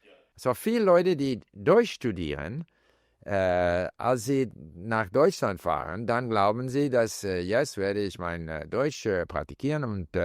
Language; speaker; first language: German; non-native, fluent; English